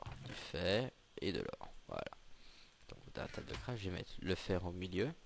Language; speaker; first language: French; native; French